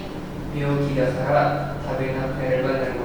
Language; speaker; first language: Japanese; non-native, learner; Indonesian